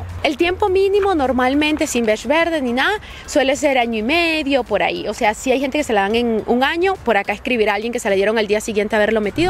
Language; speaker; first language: Spanish; native; Spanish